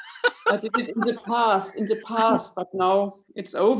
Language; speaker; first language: English; non-native, fluent; German